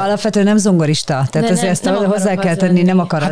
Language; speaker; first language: Hungarian; native; Hungarian